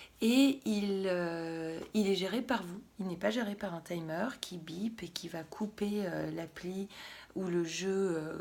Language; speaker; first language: French; native; French